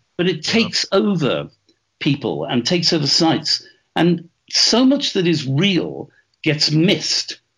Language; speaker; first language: English; native; English